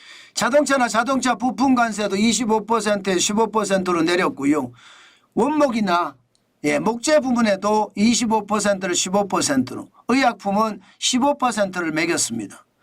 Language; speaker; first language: Korean; native; Korean